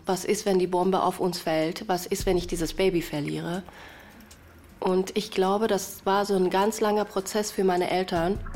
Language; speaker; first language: German; early bilingual, other home language; Persian